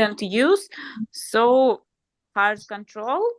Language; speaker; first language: English; non-native, learner; Russian